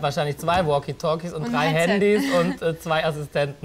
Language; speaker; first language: German; native; German